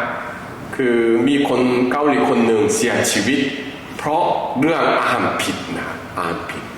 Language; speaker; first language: Thai; non-native, fluent; Korean